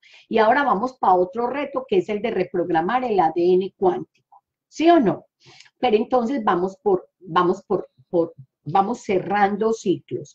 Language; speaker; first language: Spanish; native; Spanish